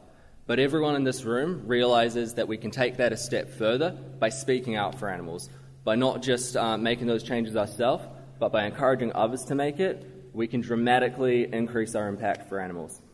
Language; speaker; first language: English; native; English